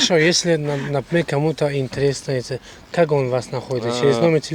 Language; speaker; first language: Russian; non-native, fluent; Tajik